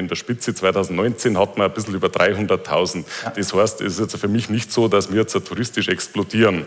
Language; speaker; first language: German; native; German